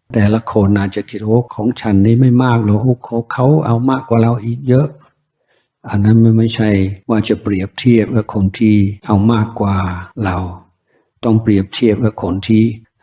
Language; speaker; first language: Thai; non-native, fluent; English